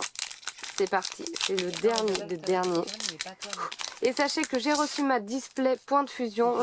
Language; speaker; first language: French; native; French